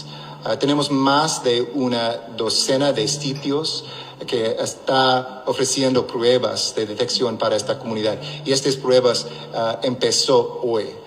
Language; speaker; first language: Spanish; non-native, local second language; English